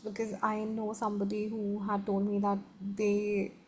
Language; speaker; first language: English; non-native, local second language; Hindi